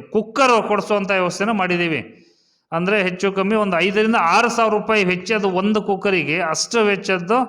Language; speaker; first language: Kannada; non-native, local second language; Lambadi